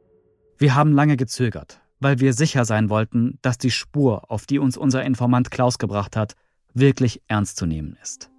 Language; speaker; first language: German; native; German